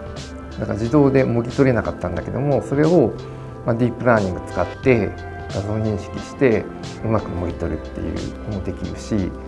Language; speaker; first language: Japanese; native; Japanese